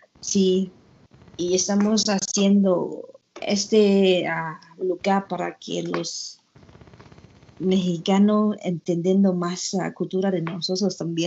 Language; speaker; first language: Spanish; non-native, learner; Thai